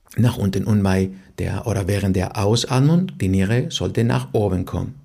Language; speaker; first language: German; non-native, fluent; Spanish